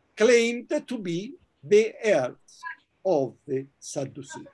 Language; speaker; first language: English; non-native, fluent; Italian